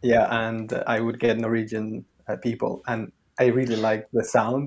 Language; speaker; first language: English; non-native, fluent; Spanish